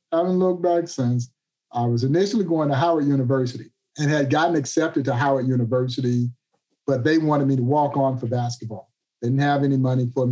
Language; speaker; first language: English; native; English